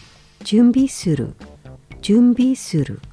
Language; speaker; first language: Japanese; non-native, fluent; Indonesian